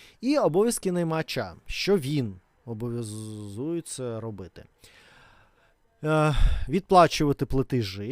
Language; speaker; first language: Ukrainian; non-native, learner; Russian